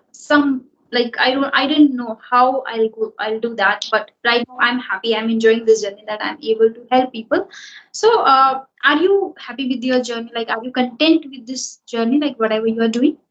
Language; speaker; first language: English; non-native, local second language; Hindi